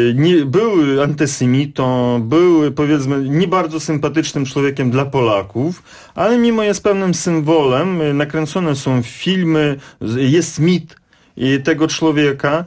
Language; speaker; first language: Polish; non-native, fluent; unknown